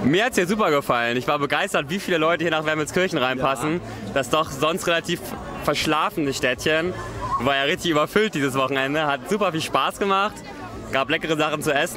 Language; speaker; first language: German; native; German